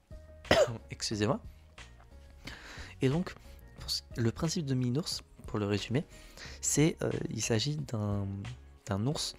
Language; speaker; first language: French; native; French